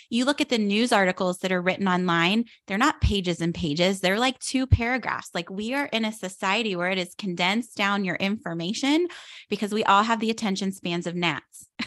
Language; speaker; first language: English; native; English